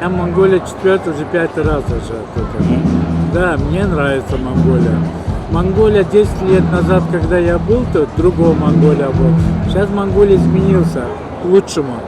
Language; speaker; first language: Russian; non-native, learner; Azerbaijani